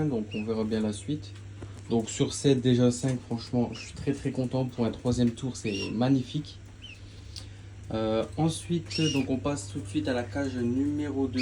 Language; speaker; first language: French; native; French